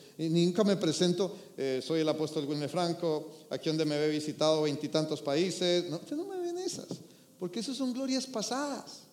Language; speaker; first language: Spanish; native; Spanish